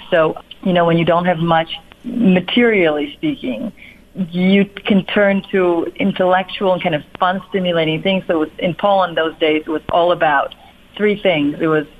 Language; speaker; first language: English; non-native, fluent; Polish